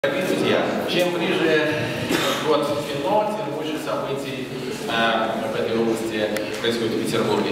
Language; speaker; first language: Russian; native; Russian